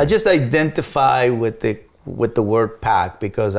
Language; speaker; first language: English; non-native, fluent; Spanish